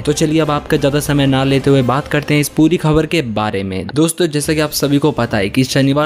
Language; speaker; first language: Hindi; native; Hindi